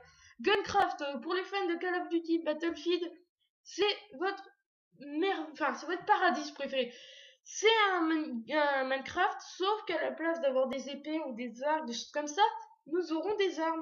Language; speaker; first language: French; native; French